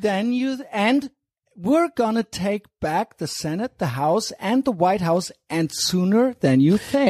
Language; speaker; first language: English; non-native, fluent; German